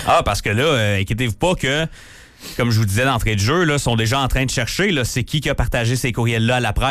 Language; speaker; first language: French; native; French